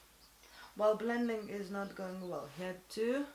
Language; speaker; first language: English; non-native, fluent; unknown